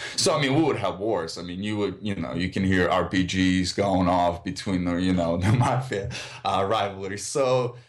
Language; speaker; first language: English; early bilingual, other home language; Russian